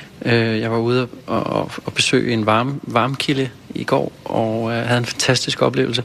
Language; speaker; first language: Danish; native; Danish